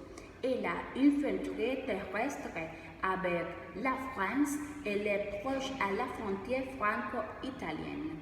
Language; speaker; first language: French; non-native, learner; Spanish